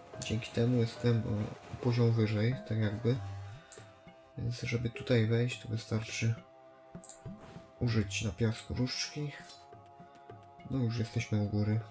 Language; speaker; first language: Polish; native; Polish